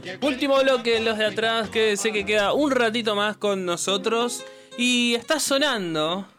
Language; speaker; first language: Spanish; native; Spanish